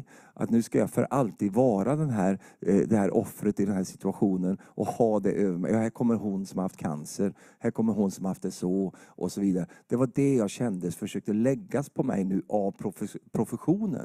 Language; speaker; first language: Swedish; native; Swedish